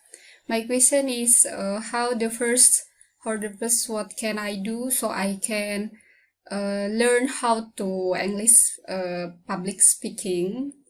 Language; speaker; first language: English; non-native, learner; Indonesian